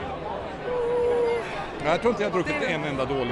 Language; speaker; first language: Swedish; native; Swedish